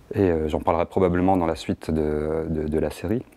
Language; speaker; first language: French; native; French